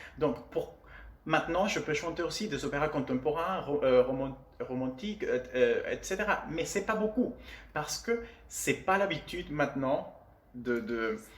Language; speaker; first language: French; non-native, fluent; Spanish